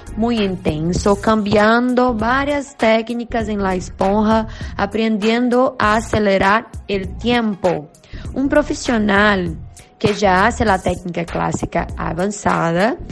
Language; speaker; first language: Spanish; non-native, learner; Portuguese